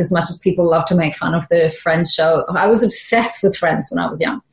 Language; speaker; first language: English; native; English